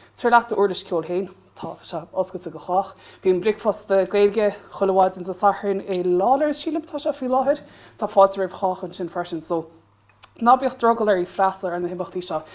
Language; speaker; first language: Irish; non-native, local second language; English